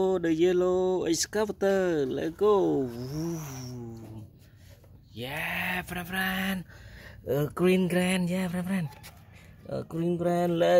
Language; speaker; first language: English; non-native, learner; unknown